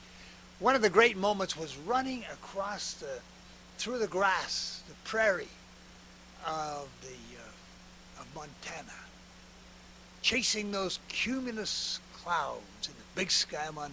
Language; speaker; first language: English; native; English